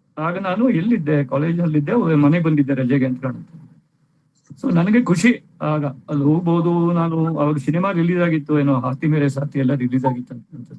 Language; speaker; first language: Kannada; non-native, local second language; Konkani